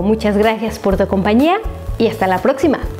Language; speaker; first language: Spanish; native; Spanish